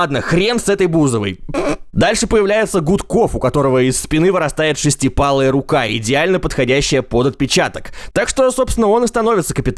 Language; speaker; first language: Russian; native; Russian